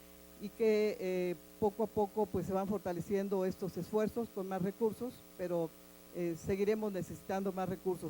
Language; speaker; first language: Spanish; native; Spanish